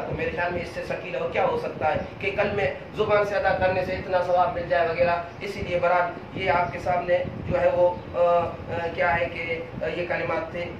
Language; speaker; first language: Urdu; non-native, local second language; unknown